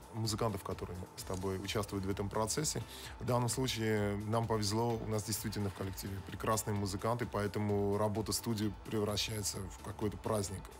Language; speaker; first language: Russian; native; Russian